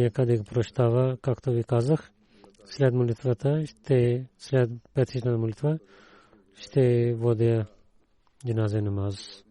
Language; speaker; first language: Bulgarian; non-native, learner; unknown